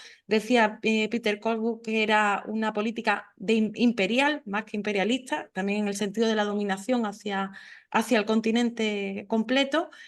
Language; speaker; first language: Spanish; native; Spanish